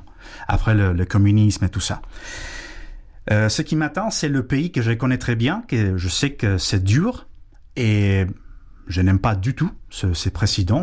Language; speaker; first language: French; non-native, fluent; Spanish